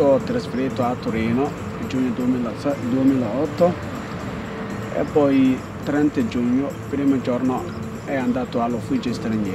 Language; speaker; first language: Italian; non-native, learner; Somali